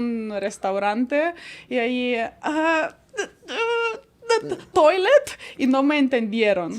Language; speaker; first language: Spanish; non-native, fluent; Ukrainian